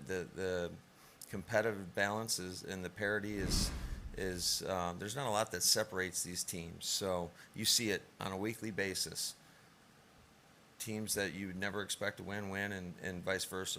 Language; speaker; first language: English; native; English